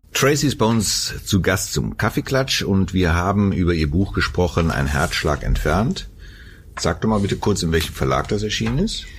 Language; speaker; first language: German; native; German